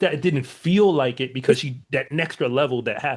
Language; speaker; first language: English; native; English